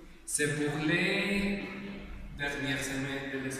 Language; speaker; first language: French; non-native, learner; Spanish